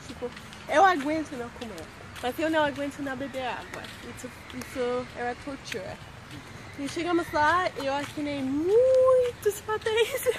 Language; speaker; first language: Portuguese; non-native, fluent; English